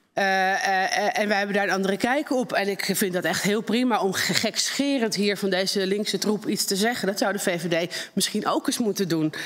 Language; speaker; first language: Dutch; native; Dutch